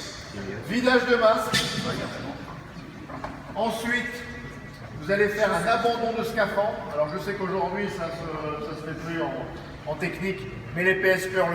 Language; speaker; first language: French; native; French